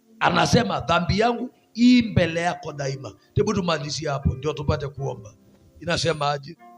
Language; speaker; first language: Swahili; non-native, local second language; Masai